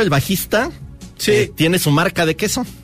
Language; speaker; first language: Spanish; native; Spanish